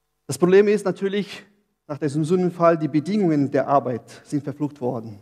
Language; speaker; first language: German; non-native, fluent; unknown